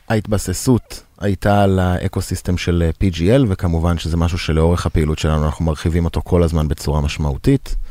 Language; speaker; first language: Hebrew; native; Hebrew